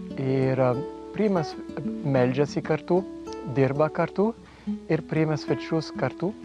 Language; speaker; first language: Lithuanian; non-native, fluent; French